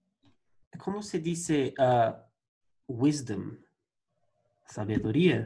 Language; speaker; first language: Spanish; non-native, learner; Portuguese